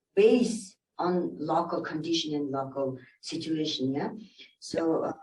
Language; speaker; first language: English; non-native, learner; Mongolian